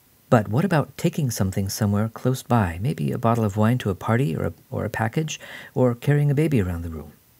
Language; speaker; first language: English; native; English